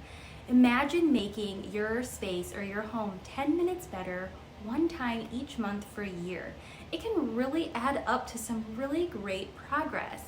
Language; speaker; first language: English; native; English